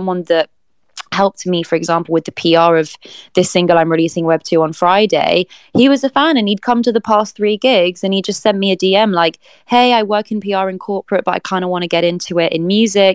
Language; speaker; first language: English; native; English